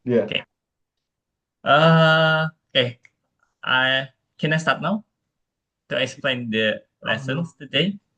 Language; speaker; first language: English; non-native, fluent; Indonesian